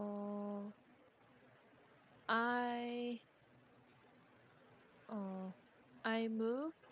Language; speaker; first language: English; non-native, learner; Korean